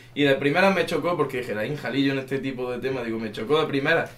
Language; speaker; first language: Spanish; native; Spanish